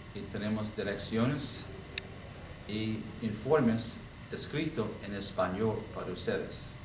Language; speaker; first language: Spanish; non-native, fluent; English